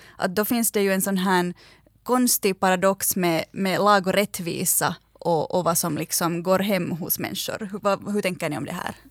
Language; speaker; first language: Swedish; native; Swedish